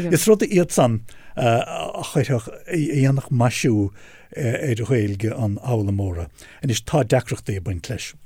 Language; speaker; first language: Irish; native; Irish